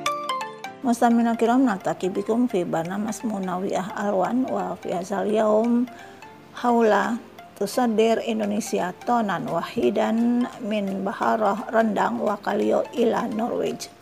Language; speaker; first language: Arabic; non-native, learner; Indonesian